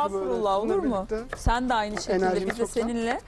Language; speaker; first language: Turkish; native; Turkish